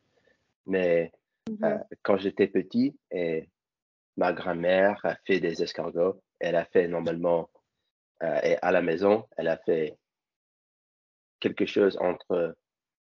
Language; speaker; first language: French; non-native, learner; English